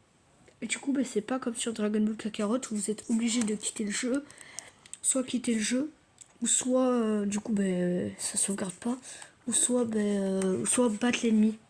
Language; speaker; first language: French; native; French